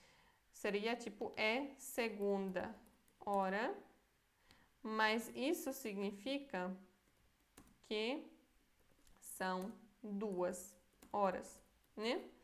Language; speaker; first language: Portuguese; non-native, fluent; Polish